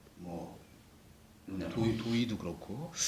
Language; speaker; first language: Korean; native; Korean